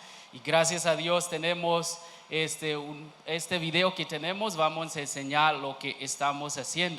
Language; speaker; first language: Spanish; non-native, learner; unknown